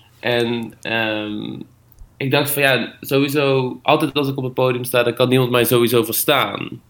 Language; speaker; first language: Dutch; native; Dutch